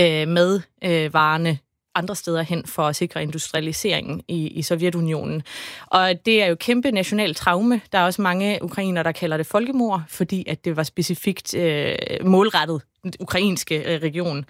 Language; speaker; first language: Danish; native; Danish